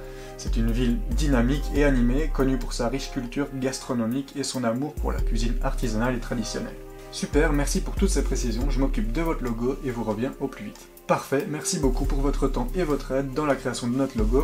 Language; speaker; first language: French; native; French